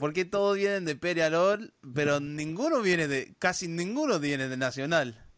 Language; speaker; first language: Spanish; early bilingual, heritage; Spanish